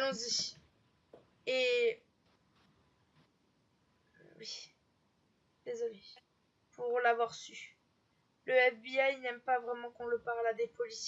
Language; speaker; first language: French; native; French